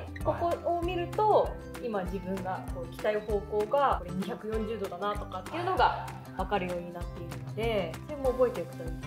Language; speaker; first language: Japanese; native; Japanese